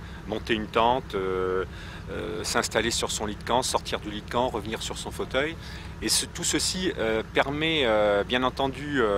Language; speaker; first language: French; native; French